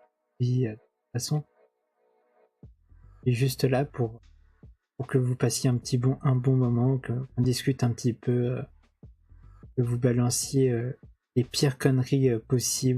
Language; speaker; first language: French; native; French